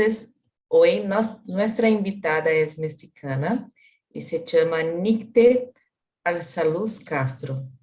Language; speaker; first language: Spanish; non-native, learner; Portuguese